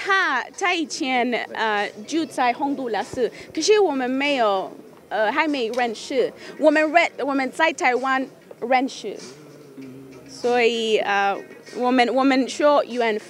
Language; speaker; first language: Chinese; non-native, learner; Spanish